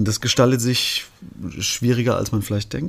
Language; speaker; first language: German; native; German